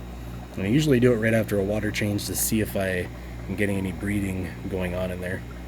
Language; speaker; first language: English; native; English